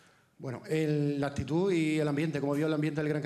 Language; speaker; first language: Spanish; native; Spanish